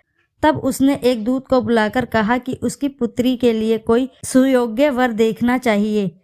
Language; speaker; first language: Hindi; native; Hindi